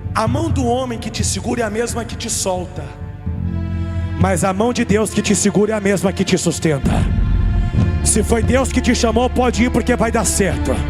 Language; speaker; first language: Portuguese; native; Portuguese